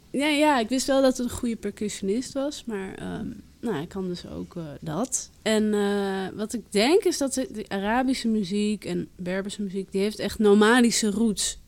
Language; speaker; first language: Dutch; early bilingual, other home language; Arabic